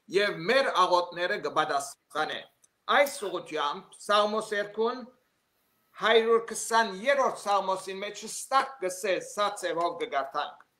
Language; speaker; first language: Armenian; early bilingual, heritage; Armenian